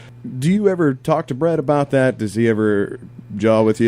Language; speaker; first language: English; native; English